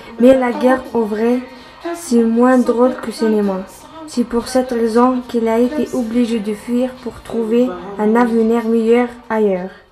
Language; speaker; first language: French; native; French